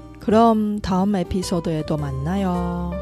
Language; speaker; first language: Korean; non-native, fluent; Chinese